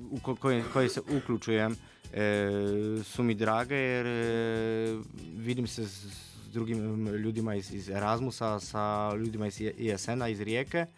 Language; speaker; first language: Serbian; non-native, fluent; Polish